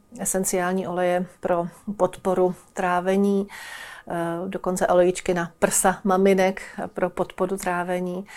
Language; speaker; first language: Czech; native; Czech